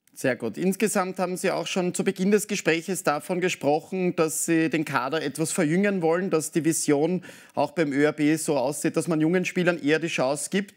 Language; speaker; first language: German; native; German